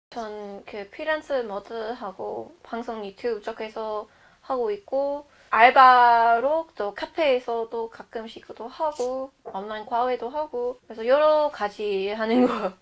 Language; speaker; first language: Korean; non-native, fluent; English